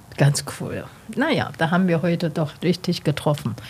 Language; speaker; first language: German; non-native, learner; Chinese